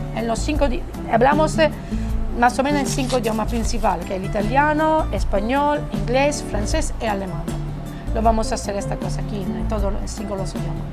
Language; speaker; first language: Spanish; non-native, fluent; Italian